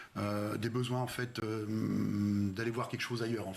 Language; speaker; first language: French; native; French